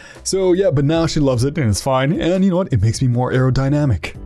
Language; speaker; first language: English; early bilingual, other home language; French